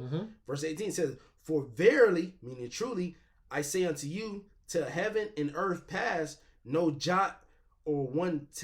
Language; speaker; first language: English; native; English